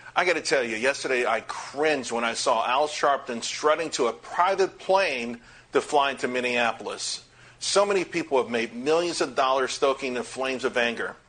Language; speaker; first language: English; native; English